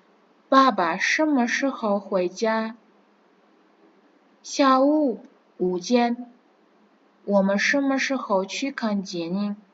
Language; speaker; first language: Chinese; non-native, fluent; Kazakh